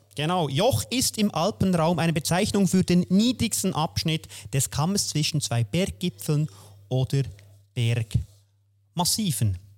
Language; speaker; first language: German; native; German